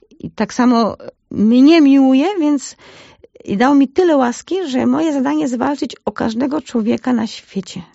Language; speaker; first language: Polish; native; Polish